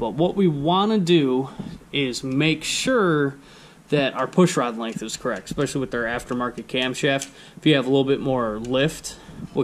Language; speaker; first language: English; native; English